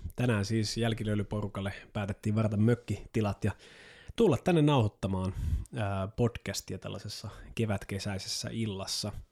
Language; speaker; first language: Finnish; native; Finnish